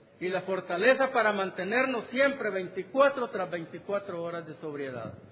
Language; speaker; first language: Spanish; native; Spanish